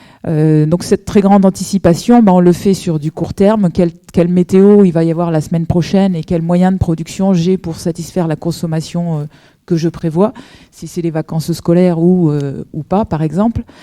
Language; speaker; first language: French; native; French